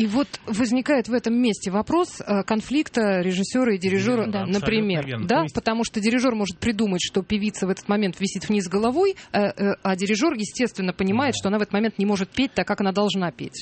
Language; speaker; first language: Russian; native; Russian